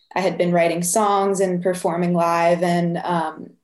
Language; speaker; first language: English; native; English